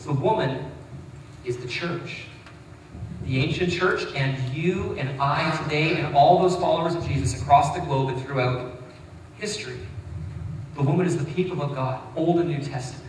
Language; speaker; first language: English; native; English